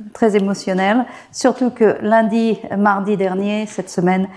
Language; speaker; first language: French; native; French